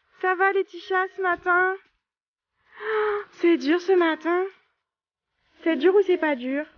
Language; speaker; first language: French; native; French